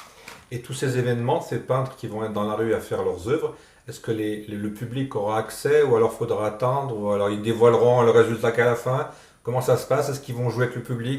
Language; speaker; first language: French; native; French